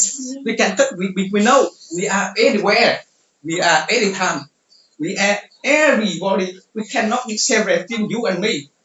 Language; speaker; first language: English; non-native, learner; Vietnamese